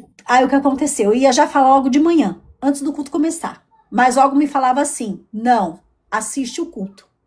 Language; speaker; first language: Portuguese; native; Portuguese